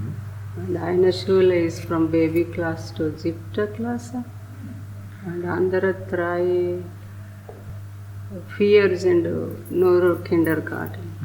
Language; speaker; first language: German; non-native, learner; Telugu